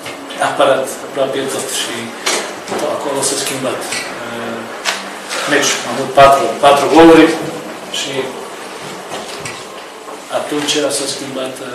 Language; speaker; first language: Romanian; non-native, fluent; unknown